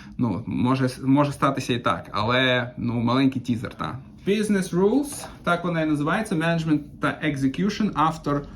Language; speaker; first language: Ukrainian; non-native, local second language; Russian